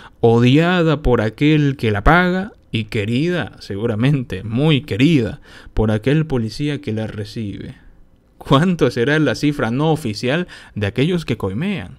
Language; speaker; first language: Spanish; native; Spanish